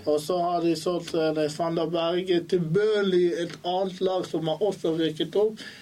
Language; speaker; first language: Norwegian; early bilingual, other home language; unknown